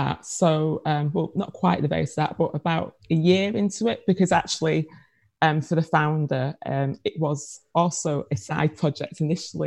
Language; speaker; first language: English; native; English